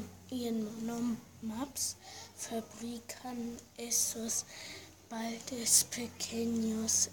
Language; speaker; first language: Spanish; early bilingual, heritage; Spanish